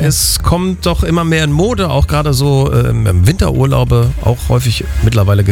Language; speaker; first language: German; native; German